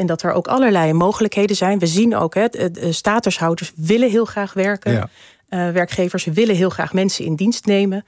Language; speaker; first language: Dutch; native; Dutch